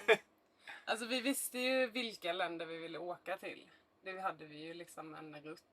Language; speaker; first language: Swedish; native; Swedish